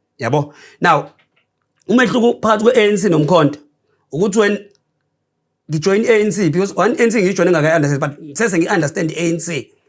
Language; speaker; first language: Zulu; native; Zulu